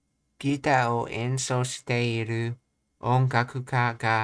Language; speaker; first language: Japanese; non-native, learner; English